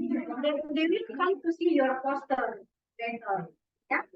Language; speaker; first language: English; non-native, fluent; Indonesian